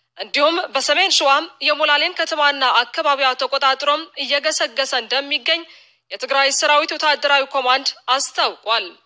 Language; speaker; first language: Amharic; non-native, local second language; Tigrinya